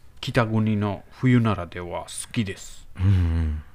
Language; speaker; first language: Japanese; non-native, learner; Bangla